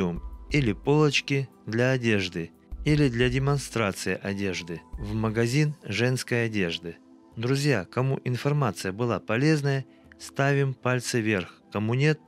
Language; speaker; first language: Russian; native; Russian